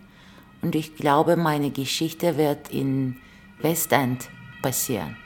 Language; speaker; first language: German; non-native, fluent; Turkish